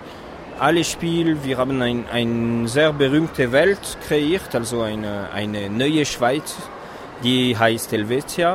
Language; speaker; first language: German; non-native, fluent; French